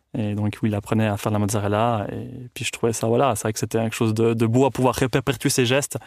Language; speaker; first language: French; early bilingual, other home language; Italian